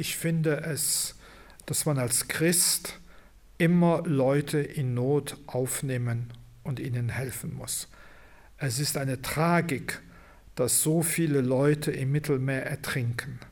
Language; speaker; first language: German; non-native, local second language; Luxembourgish